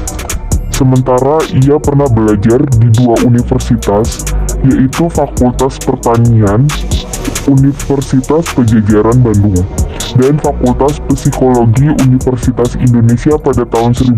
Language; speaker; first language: Indonesian; native; Indonesian